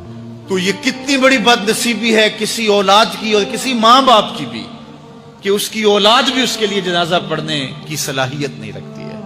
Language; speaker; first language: Urdu; native; Urdu